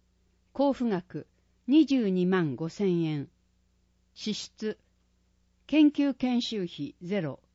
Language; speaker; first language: Japanese; native; Japanese